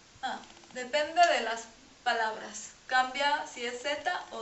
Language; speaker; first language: Spanish; non-native, fluent; French